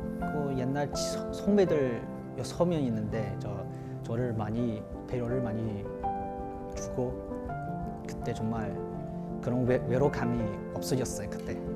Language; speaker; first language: Korean; non-native, learner; Chinese